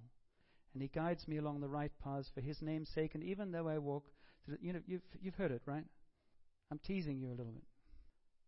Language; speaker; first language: English; native; English